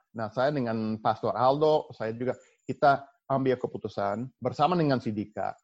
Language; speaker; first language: Indonesian; non-native, fluent; English